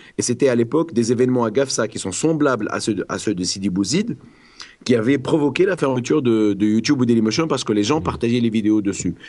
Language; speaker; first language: French; non-native, local second language; Arabic